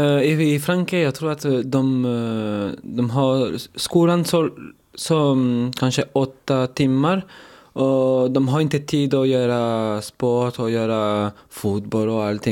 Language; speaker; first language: Swedish; early bilingual, heritage; French